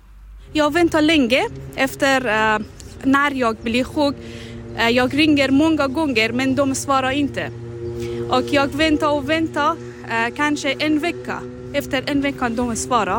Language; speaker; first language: Swedish; non-native, learner; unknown